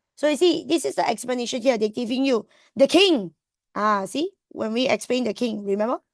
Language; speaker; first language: English; non-native, local second language; Malay